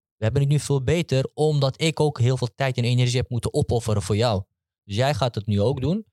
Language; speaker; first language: Dutch; native; Dutch